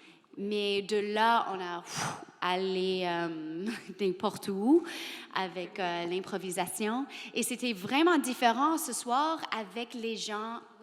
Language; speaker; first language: French; non-native, learner; English